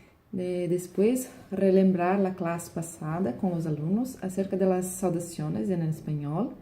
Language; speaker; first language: Spanish; non-native, learner; Portuguese